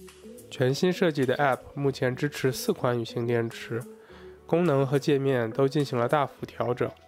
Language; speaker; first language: Chinese; native; Chinese